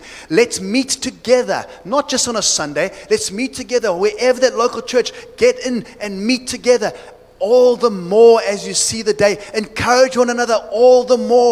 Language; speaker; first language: English; native; English